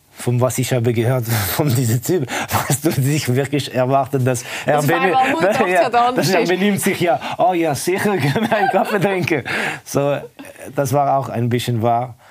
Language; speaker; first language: German; non-native, fluent; Estonian